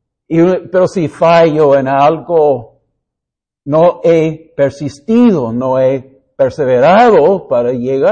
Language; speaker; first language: Spanish; non-native, fluent; English